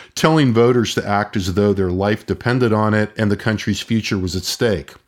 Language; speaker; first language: English; native; English